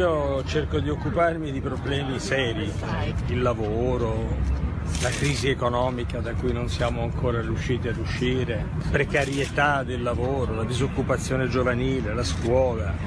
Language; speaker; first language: Italian; native; Italian